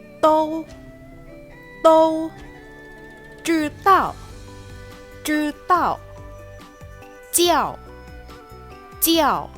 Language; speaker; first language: Chinese; non-native, fluent; Thai